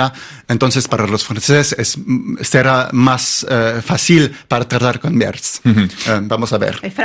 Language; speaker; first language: Spanish; non-native, fluent; German